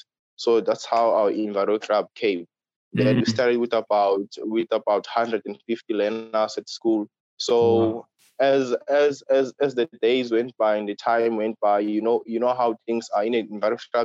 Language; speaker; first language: English; non-native, local second language; Swati